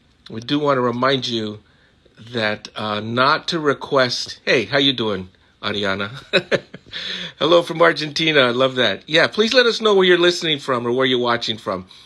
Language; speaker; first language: English; early bilingual, other home language; Spanish